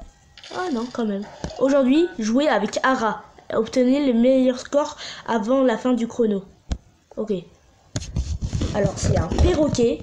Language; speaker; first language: French; native; French